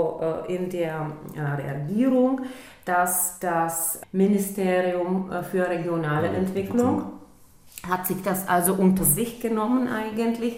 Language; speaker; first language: German; non-native, local second language; Czech